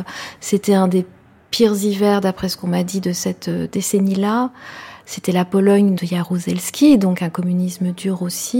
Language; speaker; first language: French; non-native, local second language; Kinyarwanda